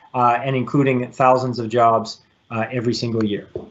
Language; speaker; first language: English; native; English